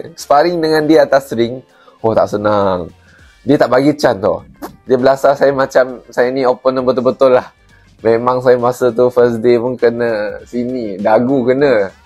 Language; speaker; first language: Malay; non-native, local second language; Chinese